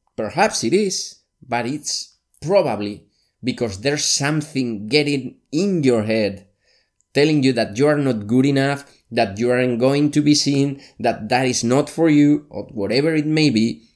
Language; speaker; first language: English; non-native, fluent; Spanish